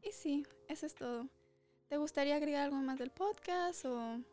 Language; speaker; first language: Spanish; early bilingual, other home language; English